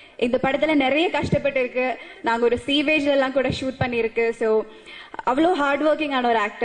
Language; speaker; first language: Tamil; non-native, fluent; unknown